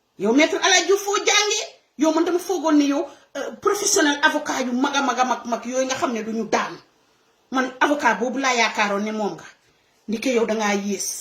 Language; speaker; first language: Wolof; non-native, local second language; Serer